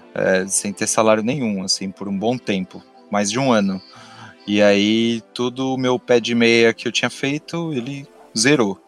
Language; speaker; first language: Portuguese; native; Portuguese